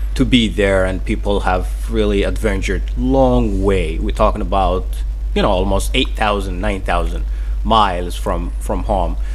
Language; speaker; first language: English; non-native, fluent; Somali